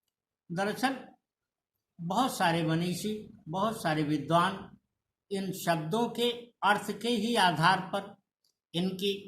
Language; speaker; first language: Hindi; native; Hindi